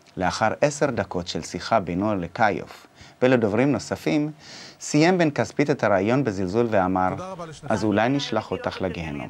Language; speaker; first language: Hebrew; native; Hebrew